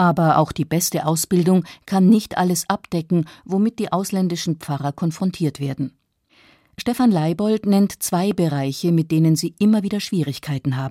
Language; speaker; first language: German; native; German